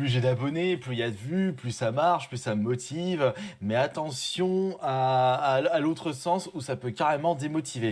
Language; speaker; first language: French; native; French